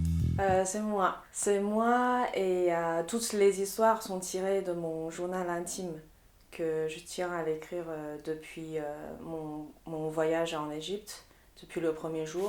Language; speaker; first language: French; non-native, fluent; Chinese